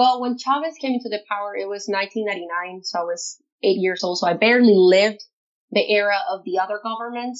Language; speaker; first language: English; non-native, fluent; Spanish